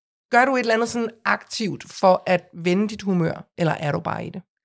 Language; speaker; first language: Danish; native; Danish